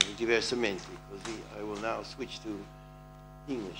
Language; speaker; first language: Italian; non-native, learner; English